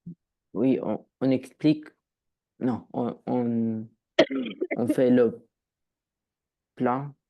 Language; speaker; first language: French; non-native, learner; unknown